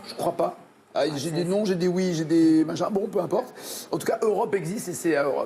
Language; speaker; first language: French; native; French